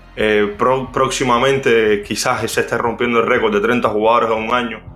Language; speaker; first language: Spanish; native; Spanish